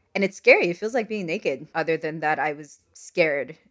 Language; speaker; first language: English; non-native, fluent; Arabic